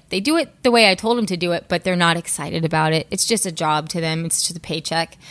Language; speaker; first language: English; native; English